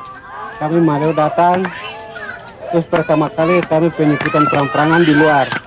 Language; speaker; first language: Indonesian; non-native, local second language; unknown